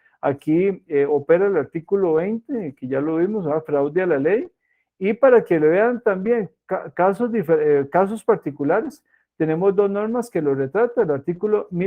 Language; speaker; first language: Spanish; native; Spanish